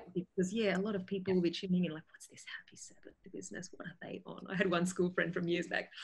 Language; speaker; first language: English; native; English